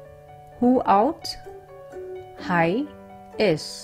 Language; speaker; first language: Dutch; non-native, learner; Vietnamese